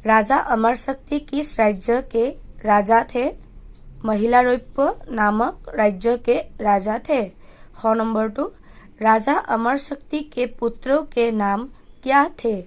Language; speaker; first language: Hindi; non-native, local second language; Assamese